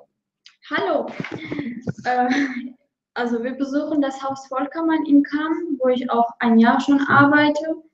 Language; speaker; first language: German; non-native, learner; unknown